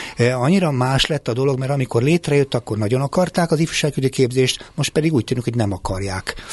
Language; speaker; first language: Hungarian; native; Hungarian